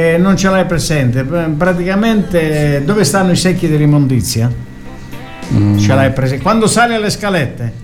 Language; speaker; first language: Italian; native; Italian